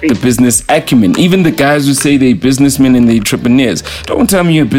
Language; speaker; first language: English; non-native, local second language; Zulu